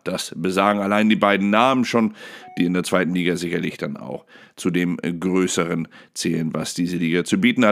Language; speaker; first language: German; native; German